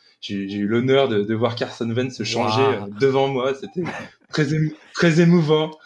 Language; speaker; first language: French; native; French